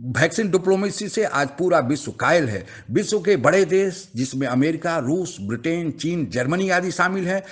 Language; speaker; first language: Hindi; native; Hindi